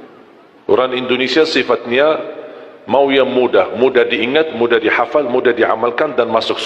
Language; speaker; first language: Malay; non-native, fluent; Arabic